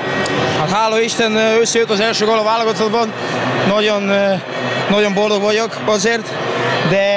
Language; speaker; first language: Hungarian; non-native, learner; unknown